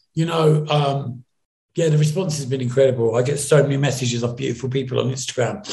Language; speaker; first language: English; native; English